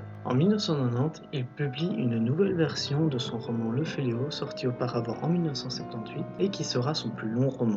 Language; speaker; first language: French; native; French